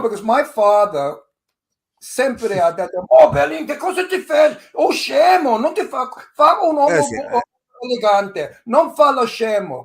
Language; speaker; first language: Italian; early bilingual, heritage; English